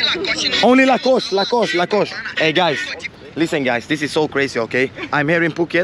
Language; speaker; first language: English; non-native, fluent; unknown